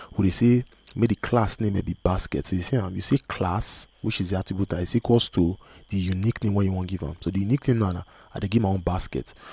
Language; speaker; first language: Nigerian Pidgin; native; Nigerian Pidgin